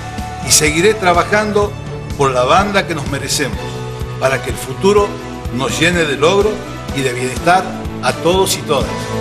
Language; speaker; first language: Spanish; native; Spanish